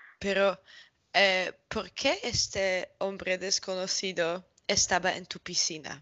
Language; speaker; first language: Spanish; non-native, learner; Polish